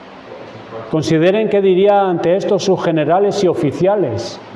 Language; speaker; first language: Spanish; native; Spanish